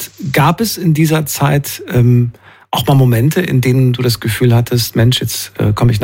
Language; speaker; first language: German; native; German